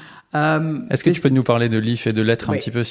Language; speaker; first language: French; native; French